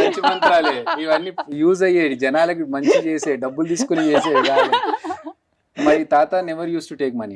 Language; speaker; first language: Telugu; native; Telugu